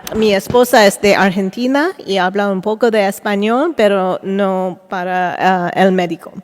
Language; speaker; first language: Spanish; non-native, learner; English